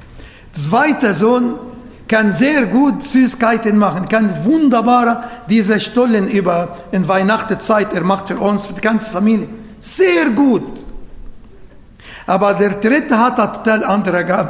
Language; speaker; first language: German; non-native, fluent; Arabic